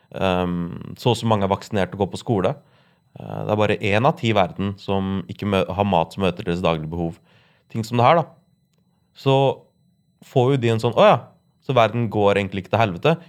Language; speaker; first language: Norwegian; native; Norwegian